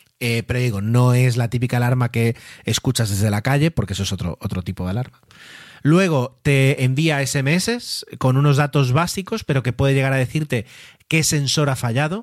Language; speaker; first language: Spanish; native; Spanish